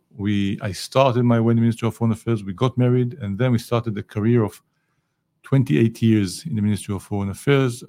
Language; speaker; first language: English; non-native, fluent; Hebrew